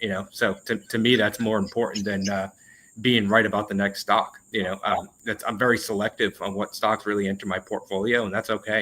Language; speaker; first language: English; native; English